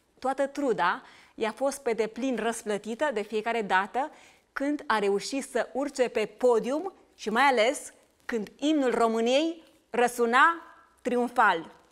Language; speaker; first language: Romanian; native; Romanian